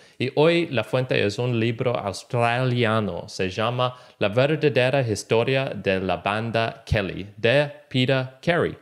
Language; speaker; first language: Spanish; non-native, fluent; English